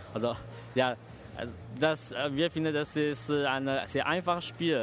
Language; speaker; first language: German; non-native, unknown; Chinese